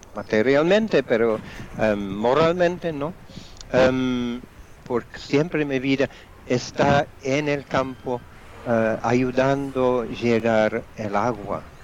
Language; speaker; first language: Spanish; non-native, fluent; English